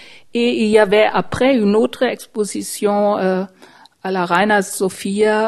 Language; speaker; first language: French; non-native, fluent; German